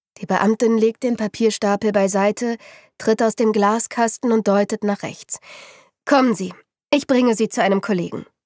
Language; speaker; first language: German; native; German